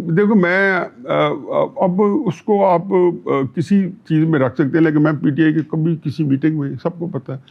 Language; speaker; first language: Urdu; non-native, local second language; Punjabi